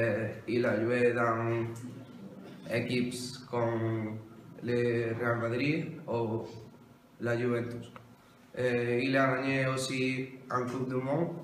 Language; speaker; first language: French; non-native, learner; Spanish